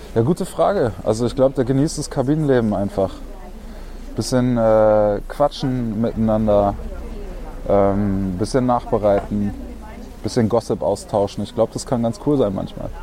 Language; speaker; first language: German; native; German